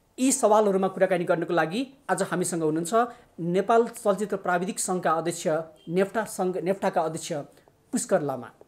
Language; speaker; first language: Nepali; native; Nepali